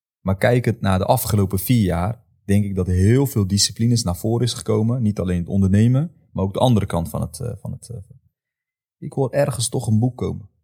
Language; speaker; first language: Dutch; native; Dutch